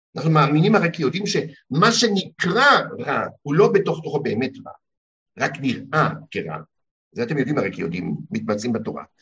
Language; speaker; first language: Hebrew; early bilingual, heritage; Hebrew